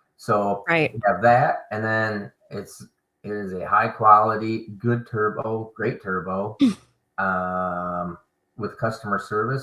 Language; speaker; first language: English; native; English